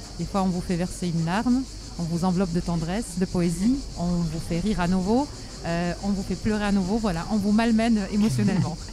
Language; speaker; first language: French; non-native, fluent; Polish